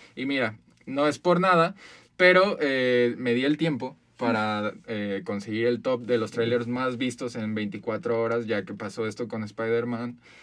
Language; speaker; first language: Spanish; native; Spanish